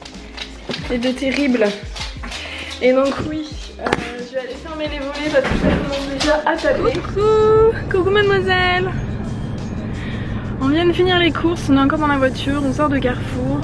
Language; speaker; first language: French; native; French